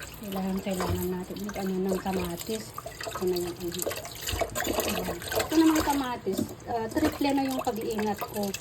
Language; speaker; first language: Filipino; non-native, local second language; Iloko